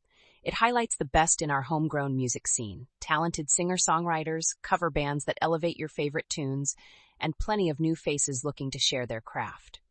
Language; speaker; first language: English; native; English